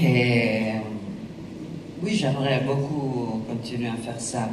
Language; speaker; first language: French; non-native, fluent; Italian